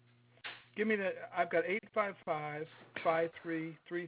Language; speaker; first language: English; native; English